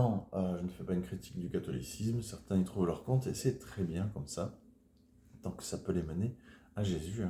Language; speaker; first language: French; native; French